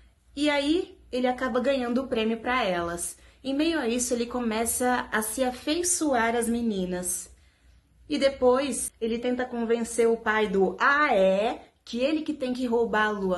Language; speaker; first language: Portuguese; native; Portuguese